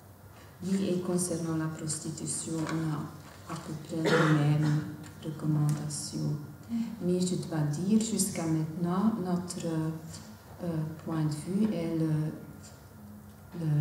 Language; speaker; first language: French; non-native, local second language; Dutch